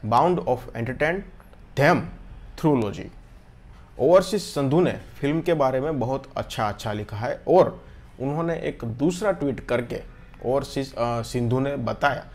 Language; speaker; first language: Hindi; non-native, local second language; Gujarati